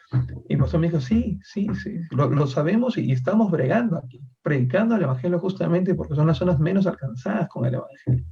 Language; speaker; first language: Spanish; native; Spanish